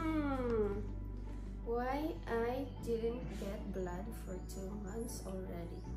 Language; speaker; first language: English; non-native, local second language; Filipino